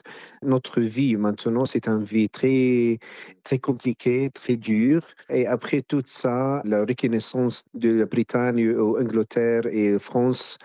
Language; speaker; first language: French; non-native, local second language; Arabic